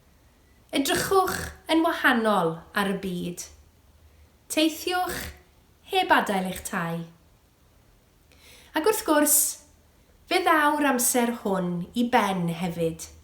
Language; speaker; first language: Welsh; native; Welsh